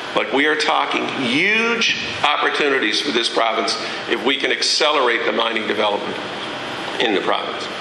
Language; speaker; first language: English; native; English